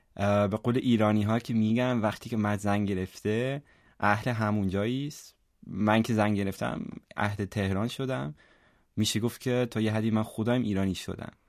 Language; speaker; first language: Persian; non-native, fluent; German